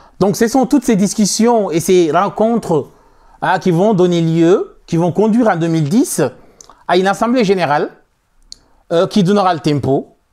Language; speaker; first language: French; non-native, local second language; Soninke